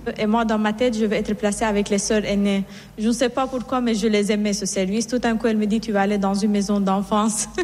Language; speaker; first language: French; non-native, fluent; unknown